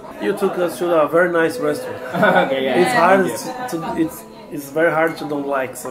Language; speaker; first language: English; non-native, fluent; Portuguese